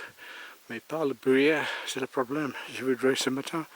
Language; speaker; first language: French; non-native, learner; English